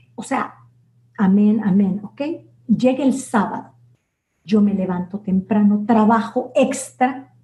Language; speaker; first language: Spanish; native; Spanish